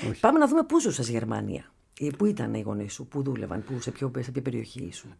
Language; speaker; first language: Greek; native; Greek